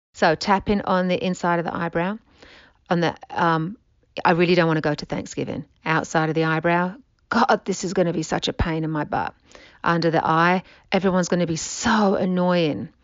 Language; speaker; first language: English; native; English